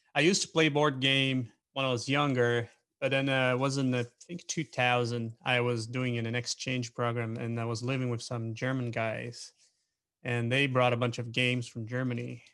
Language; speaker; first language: English; non-native, fluent; Portuguese